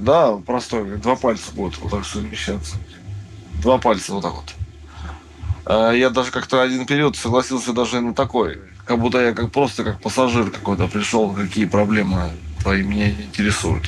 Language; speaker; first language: Russian; native; Russian